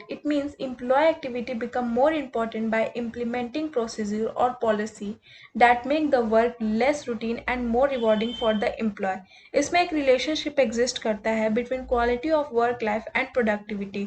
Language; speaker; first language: English; non-native, local second language; Hindi